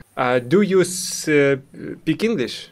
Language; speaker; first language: English; non-native, learner; Russian